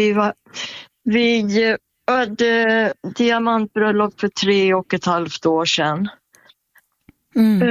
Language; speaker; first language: Swedish; native; Swedish